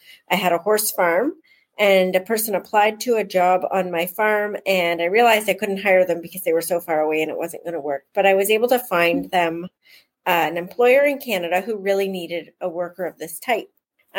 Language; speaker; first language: English; native; English